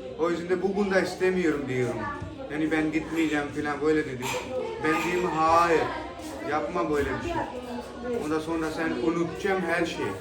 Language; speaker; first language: Turkish; non-native, learner; Urdu